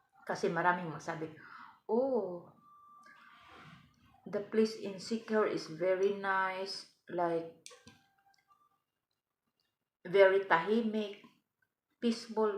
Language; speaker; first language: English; non-native, learner; Cebuano